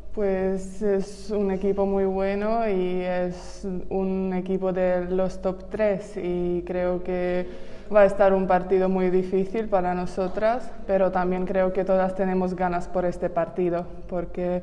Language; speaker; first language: Spanish; non-native, learner; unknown